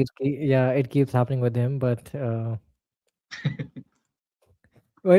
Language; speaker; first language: English; non-native, fluent; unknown